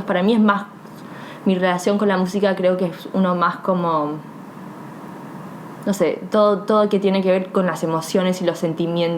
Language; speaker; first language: Spanish; early bilingual, heritage; Spanish